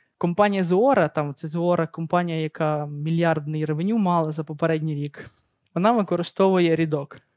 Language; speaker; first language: Ukrainian; native; Ukrainian